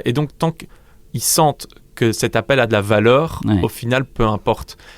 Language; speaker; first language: French; native; French